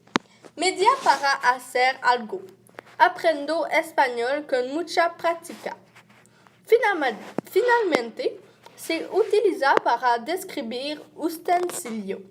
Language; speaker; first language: Spanish; non-native, learner; French